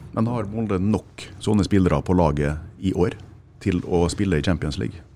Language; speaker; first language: Norwegian; native; Norwegian